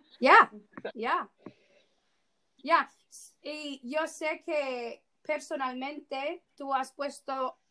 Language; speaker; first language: Spanish; non-native, fluent; English